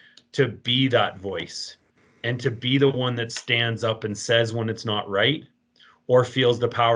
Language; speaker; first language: English; native; English